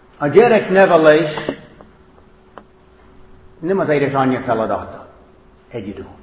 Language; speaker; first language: Hungarian; non-native, fluent; English